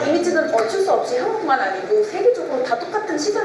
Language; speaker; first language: Korean; non-native, fluent; Arabic